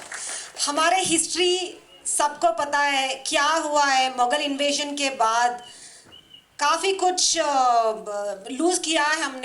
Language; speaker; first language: Hindi; non-native, local second language; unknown